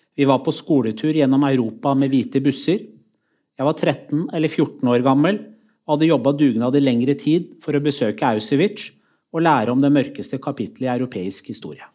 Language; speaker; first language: Norwegian; early bilingual, other home language; Persian